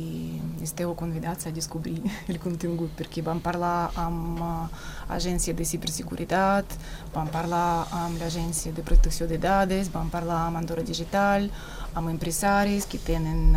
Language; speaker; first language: Catalan; non-native, fluent; Russian